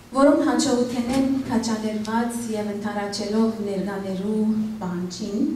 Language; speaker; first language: Armenian; early bilingual, heritage; Armenian